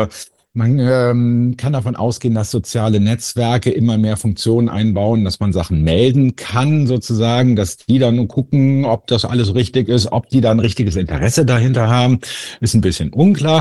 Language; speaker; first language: German; native; German